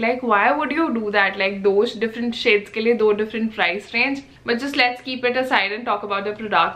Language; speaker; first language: English; non-native, local second language; Hindi